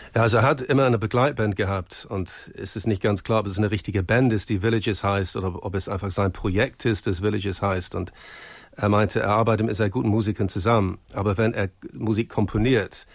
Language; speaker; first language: German; non-native, fluent; English